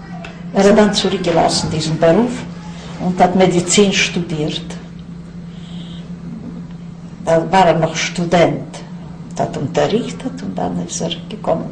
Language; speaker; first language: German; non-native, fluent; Yiddish